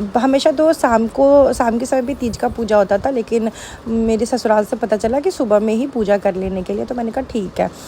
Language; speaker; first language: Hindi; native; Hindi